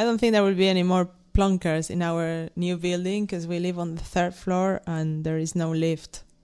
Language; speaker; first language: English; non-native, fluent; Spanish